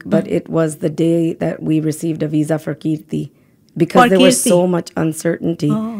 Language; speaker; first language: English; native; English